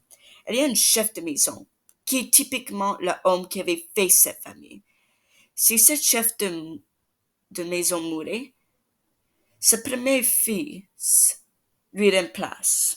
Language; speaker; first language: French; non-native, learner; English